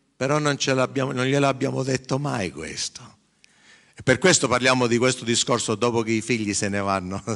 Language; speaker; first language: Italian; early bilingual, heritage; English